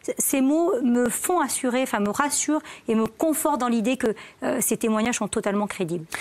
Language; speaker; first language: French; native; French